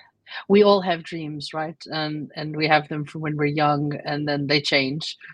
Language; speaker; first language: English; native; English